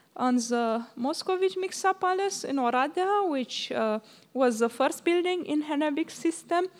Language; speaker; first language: English; non-native, fluent; Romanian